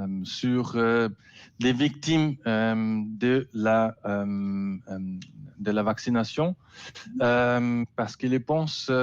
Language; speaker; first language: French; non-native, learner; German